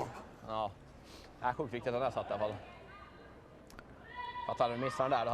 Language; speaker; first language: Swedish; native; Swedish